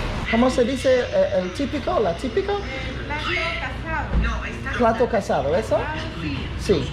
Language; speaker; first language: Spanish; non-native, learner; English